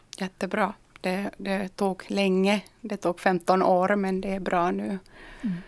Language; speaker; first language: Swedish; early bilingual, other home language; Kurdish